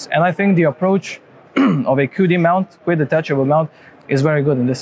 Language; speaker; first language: English; non-native, fluent; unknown